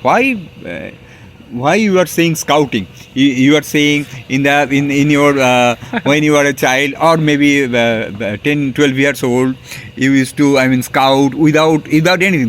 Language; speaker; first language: English; non-native, local second language; Bangla